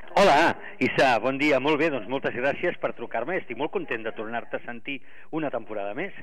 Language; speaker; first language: Catalan; native; Catalan